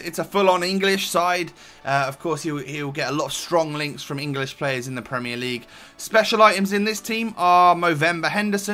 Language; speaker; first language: English; native; English